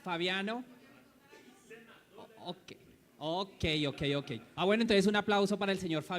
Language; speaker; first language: Spanish; native; Spanish